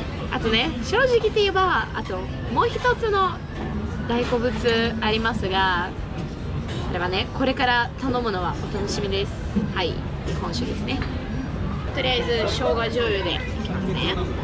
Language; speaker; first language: Japanese; non-native, fluent; Russian